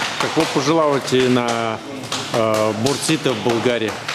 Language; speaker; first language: Bulgarian; non-native, learner; Russian